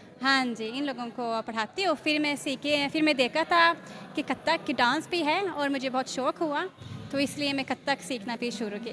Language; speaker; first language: Hindi; non-native, learner; Swedish